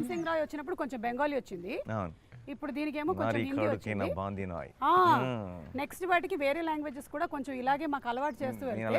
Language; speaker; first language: Telugu; native; Telugu